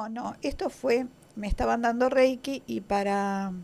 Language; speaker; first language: Spanish; native; Spanish